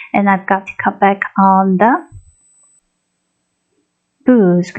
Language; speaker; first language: English; non-native, fluent; Korean